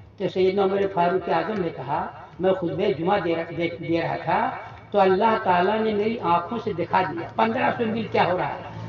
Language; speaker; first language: Urdu; native; Urdu